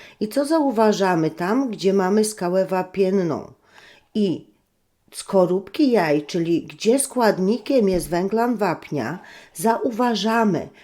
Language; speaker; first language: Polish; native; Polish